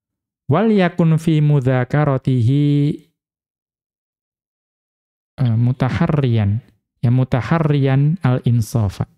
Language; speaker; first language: Arabic; non-native, fluent; Indonesian